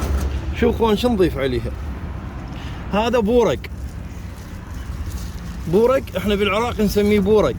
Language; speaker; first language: Arabic; native; Arabic